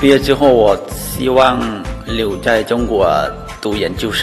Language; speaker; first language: Chinese; non-native, fluent; Lao